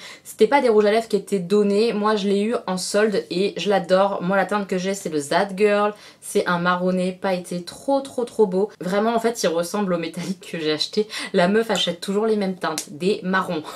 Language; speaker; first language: French; native; French